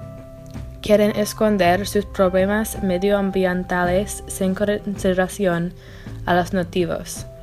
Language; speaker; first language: Spanish; non-native, learner; English